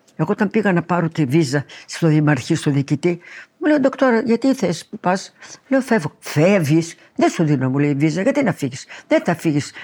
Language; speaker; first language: Greek; early bilingual, heritage; Greek